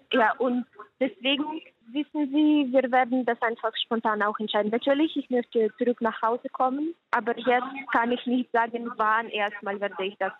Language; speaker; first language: German; non-native, fluent; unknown